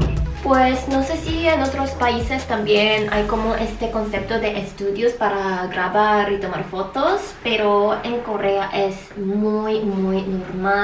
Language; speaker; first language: Spanish; non-native, learner; Korean